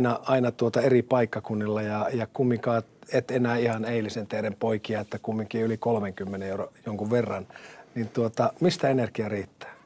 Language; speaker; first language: Finnish; native; Finnish